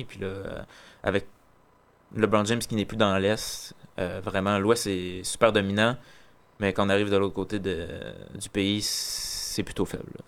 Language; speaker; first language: French; native; French